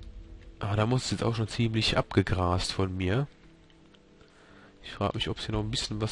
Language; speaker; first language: German; native; German